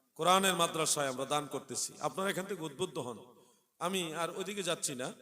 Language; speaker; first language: Bangla; native; Bangla